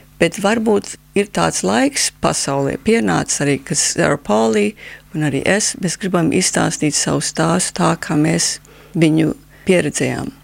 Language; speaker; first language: Latvian; early bilingual, heritage; Latvian